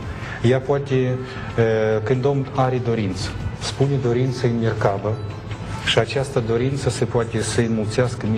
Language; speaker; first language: Romanian; non-native, learner; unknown